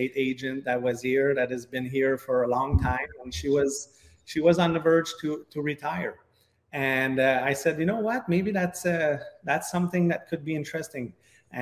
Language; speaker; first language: English; non-native, fluent; French